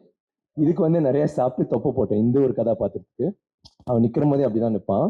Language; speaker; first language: Tamil; native; Tamil